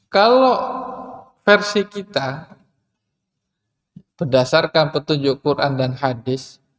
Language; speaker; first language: Indonesian; non-native, local second language; Banjar